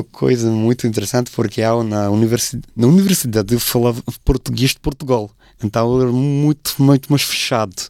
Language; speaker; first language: Portuguese; non-native, fluent; English